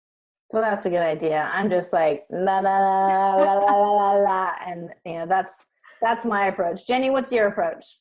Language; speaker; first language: English; native; English